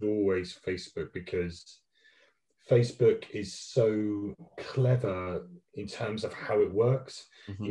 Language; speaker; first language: English; native; English